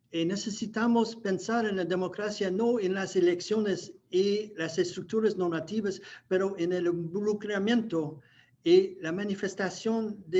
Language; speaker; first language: Spanish; non-native, fluent; English